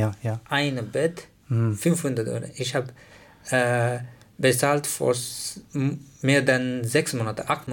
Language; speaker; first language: German; non-native, learner; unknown